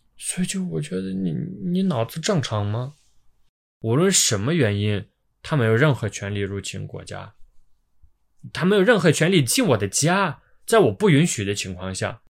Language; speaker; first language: Chinese; non-native, fluent; Ukrainian